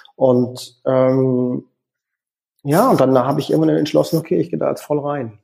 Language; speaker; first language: German; native; German